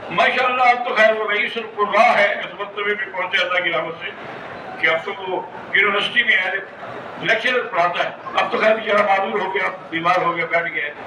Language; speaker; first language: Urdu; native; Urdu